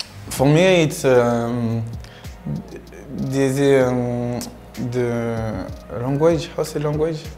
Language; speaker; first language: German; non-native, learner; French